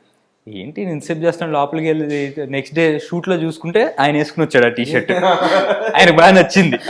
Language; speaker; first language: Telugu; native; Telugu